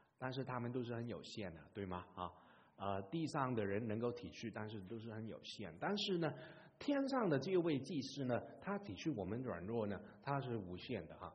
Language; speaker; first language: Chinese; non-native, local second language; Cantonese